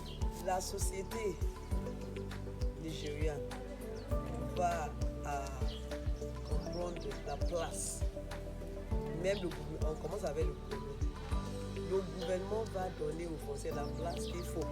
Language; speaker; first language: French; non-native, fluent; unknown